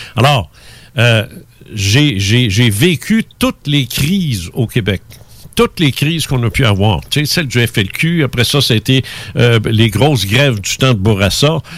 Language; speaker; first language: French; early bilingual, other home language; Spanish